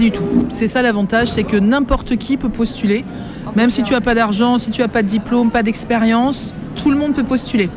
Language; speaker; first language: French; native; French